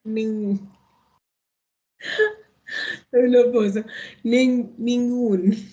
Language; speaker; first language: Portuguese; non-native, learner; Spanish